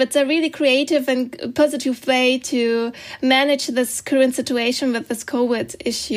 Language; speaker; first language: English; non-native, fluent; German